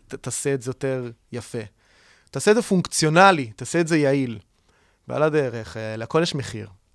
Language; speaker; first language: Hebrew; non-native, fluent; Italian